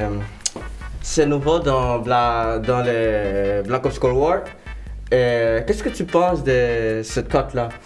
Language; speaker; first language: French; non-native, local second language; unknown